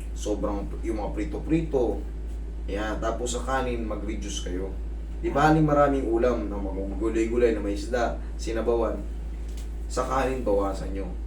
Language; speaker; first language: Filipino; native; Filipino